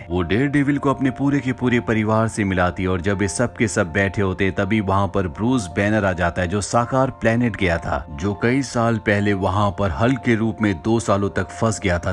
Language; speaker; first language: Hindi; native; Hindi